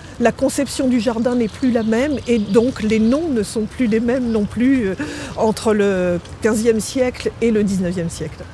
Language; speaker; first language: French; native; French